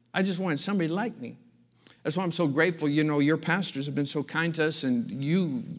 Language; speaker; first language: English; native; English